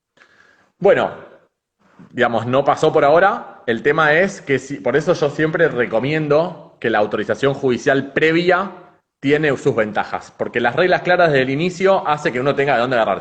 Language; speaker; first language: Spanish; native; Spanish